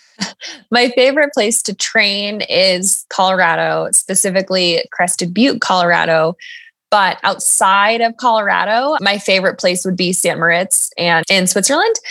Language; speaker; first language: English; native; English